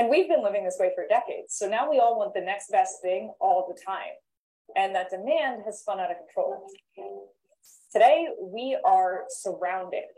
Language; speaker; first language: English; native; English